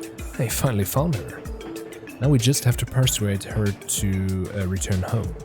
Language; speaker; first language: English; non-native, fluent; German